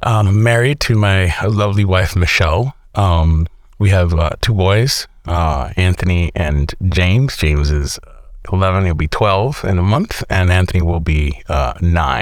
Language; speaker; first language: English; native; English